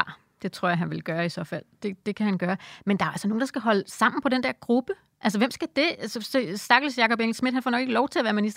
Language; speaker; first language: Danish; native; Danish